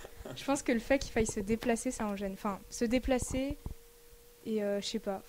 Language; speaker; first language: French; native; French